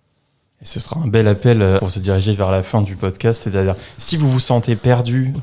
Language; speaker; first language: French; native; French